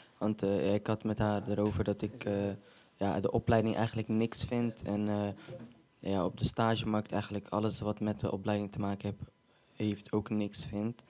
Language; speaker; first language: Dutch; early bilingual, other home language; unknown